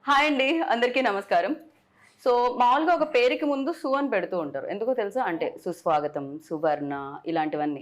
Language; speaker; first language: Telugu; native; Telugu